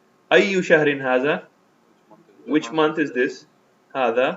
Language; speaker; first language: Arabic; non-native, fluent; Urdu